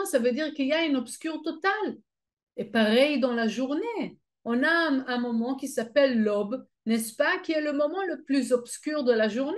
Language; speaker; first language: French; non-native, fluent; Hebrew